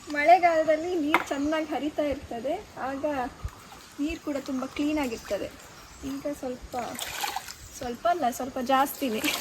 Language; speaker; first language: Kannada; non-native, local second language; Tulu